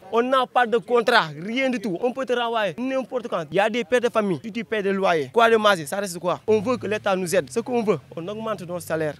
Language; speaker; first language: French; non-native, local second language; Wolof